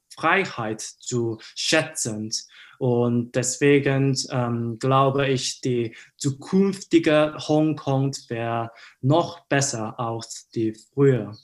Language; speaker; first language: German; non-native, learner; Cantonese